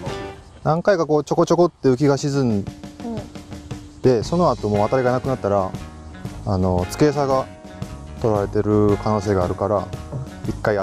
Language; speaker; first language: Japanese; native; Japanese